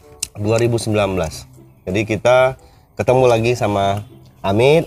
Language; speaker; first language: Indonesian; native; Indonesian